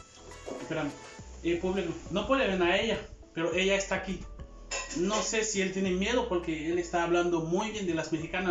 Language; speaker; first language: Spanish; non-native, learner; Haitian Creole